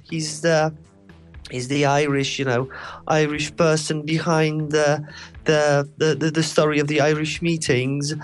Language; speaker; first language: English; non-native, fluent; Polish